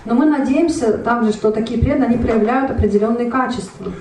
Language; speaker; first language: Russian; native; Russian